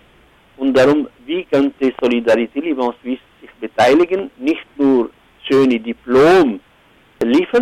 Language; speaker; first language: German; non-native, fluent; Arabic